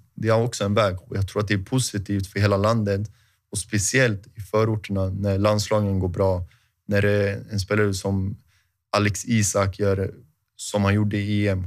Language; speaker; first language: Swedish; native; Swedish